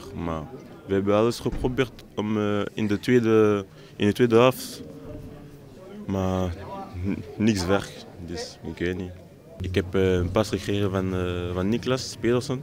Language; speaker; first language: Dutch; non-native, local second language; French